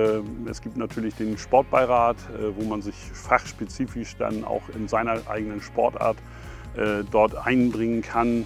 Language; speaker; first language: German; native; German